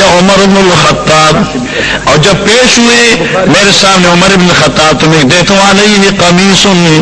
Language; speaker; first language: Urdu; non-native, local second language; Northern Hindko